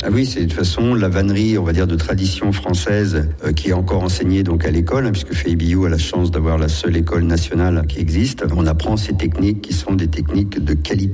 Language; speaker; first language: French; native; French